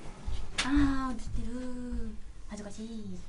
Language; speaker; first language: Japanese; native; Japanese